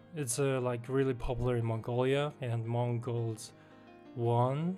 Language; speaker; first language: English; non-native, learner; Mongolian